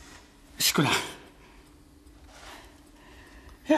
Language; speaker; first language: Japanese; native; Japanese